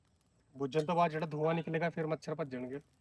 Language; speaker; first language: Hindi; non-native, local second language; Punjabi